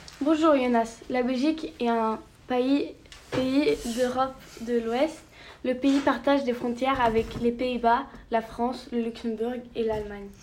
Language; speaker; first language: French; non-native, learner; Norwegian